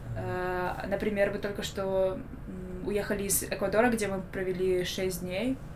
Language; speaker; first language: Russian; native; Russian